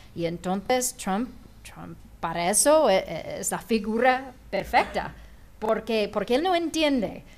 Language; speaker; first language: Spanish; non-native, fluent; English